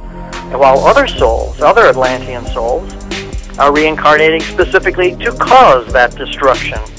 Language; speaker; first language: English; native; English